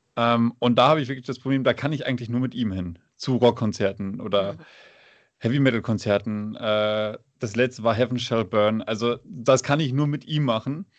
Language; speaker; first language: German; native; German